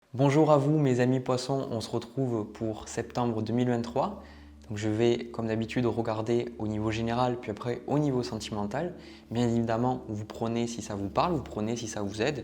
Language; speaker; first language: French; native; French